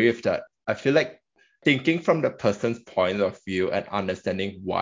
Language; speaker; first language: English; non-native, local second language; Chinese